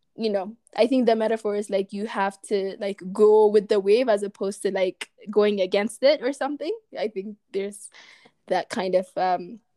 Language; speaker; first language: English; non-native, fluent; Amharic